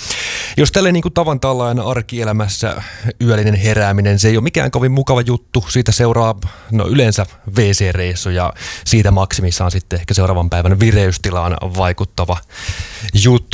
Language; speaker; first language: Finnish; native; Finnish